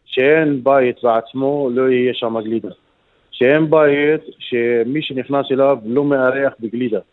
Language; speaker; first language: Hebrew; non-native, local second language; Arabic